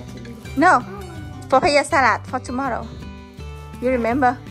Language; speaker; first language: English; non-native, learner; Vietnamese